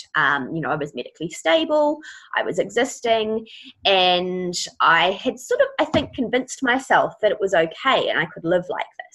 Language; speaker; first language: English; native; English